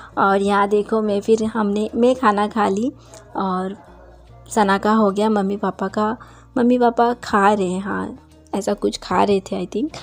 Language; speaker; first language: Hindi; non-native, local second language; Bangla